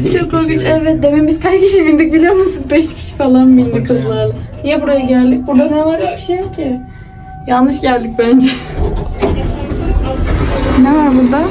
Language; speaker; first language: Turkish; non-native, learner; Indonesian